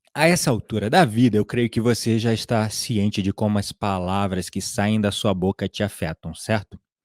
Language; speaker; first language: Portuguese; native; Portuguese